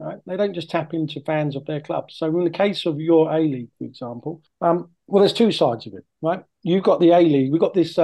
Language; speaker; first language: English; native; English